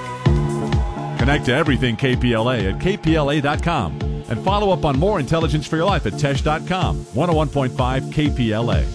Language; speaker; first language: English; native; English